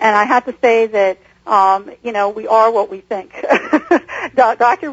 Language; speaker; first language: English; native; English